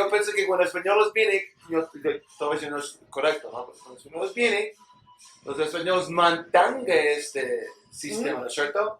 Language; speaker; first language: Spanish; non-native, learner; English